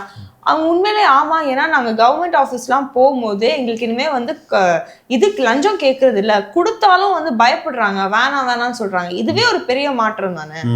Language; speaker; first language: Tamil; native; Tamil